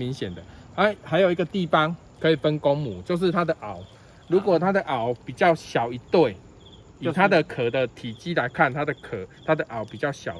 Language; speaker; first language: Chinese; native; Chinese